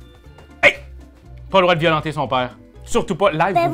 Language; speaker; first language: French; native; French